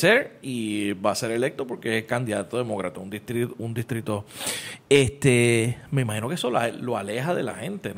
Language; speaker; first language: Spanish; native; Spanish